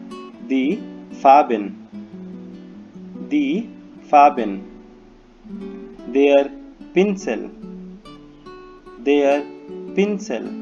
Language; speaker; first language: German; non-native, fluent; Hindi